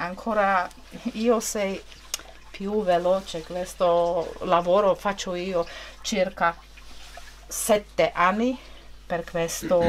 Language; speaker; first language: Italian; non-native, learner; Czech